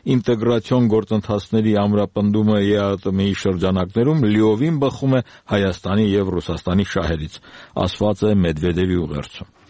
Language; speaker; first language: Armenian; native; Armenian